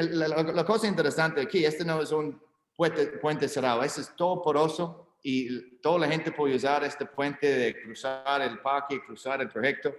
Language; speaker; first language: Spanish; non-native, learner; English